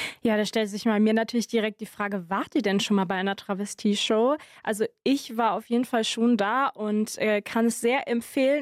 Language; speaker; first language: German; native; German